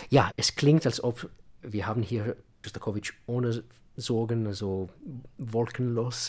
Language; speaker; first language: German; non-native, fluent; Russian